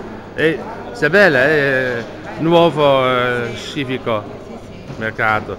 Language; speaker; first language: Italian; non-native, learner; Dutch